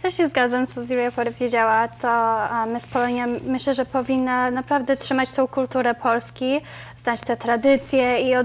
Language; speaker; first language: Polish; early bilingual, other home language; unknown